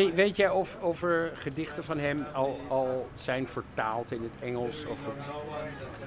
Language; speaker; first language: Dutch; native; Dutch